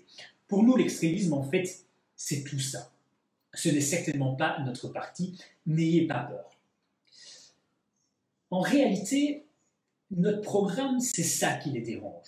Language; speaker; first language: French; native; French